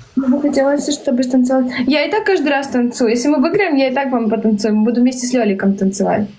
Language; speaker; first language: Ukrainian; native; Ukrainian